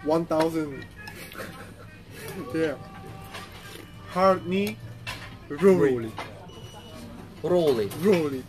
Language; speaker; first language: English; non-native, learner; Korean